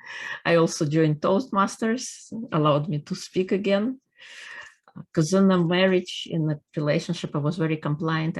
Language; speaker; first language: English; non-native, fluent; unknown